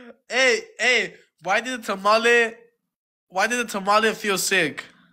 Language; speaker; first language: English; early bilingual, other home language; Spanish